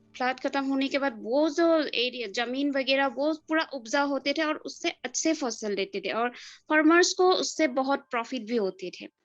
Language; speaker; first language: Hindi; non-native, local second language; Assamese